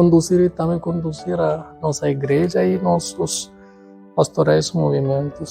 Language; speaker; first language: Portuguese; non-native, fluent; Tamil